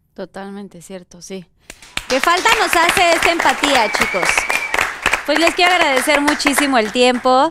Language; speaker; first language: Spanish; native; Spanish